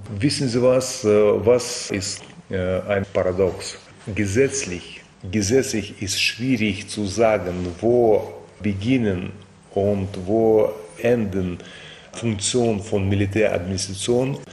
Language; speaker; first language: German; non-native, fluent; Russian